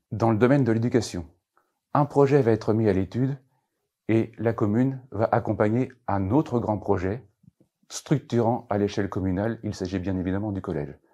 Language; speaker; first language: French; native; French